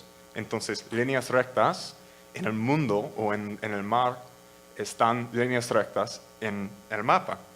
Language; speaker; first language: Spanish; non-native, learner; English